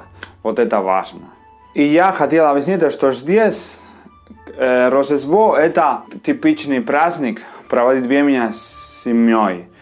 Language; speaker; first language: Russian; non-native, learner; Spanish